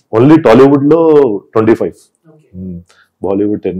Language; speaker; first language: Telugu; non-native, local second language; Hindi